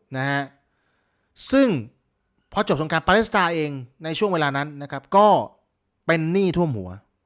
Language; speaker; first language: Thai; native; Thai